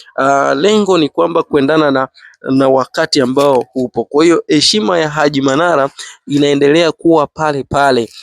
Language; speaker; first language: Swahili; native; Swahili